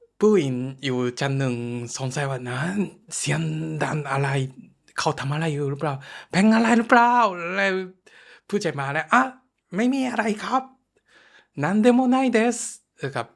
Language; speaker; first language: Thai; non-native, fluent; Japanese